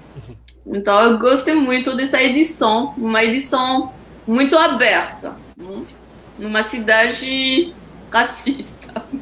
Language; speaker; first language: Portuguese; non-native, fluent; French